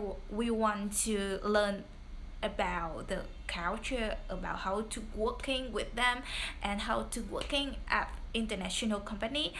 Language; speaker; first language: English; non-native, learner; Vietnamese